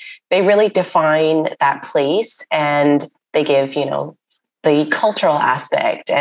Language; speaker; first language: English; non-native, local second language; Urdu